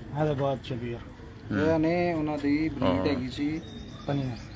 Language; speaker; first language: Arabic; non-native, fluent; Urdu